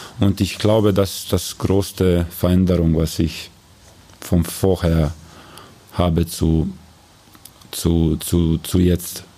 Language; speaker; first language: German; non-native, learner; Croatian